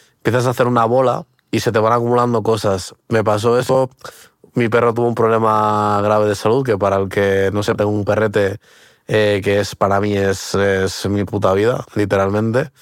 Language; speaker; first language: Spanish; early bilingual, other home language; Portuguese